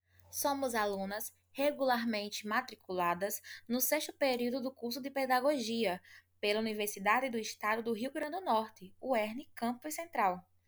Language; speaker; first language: Portuguese; native; Portuguese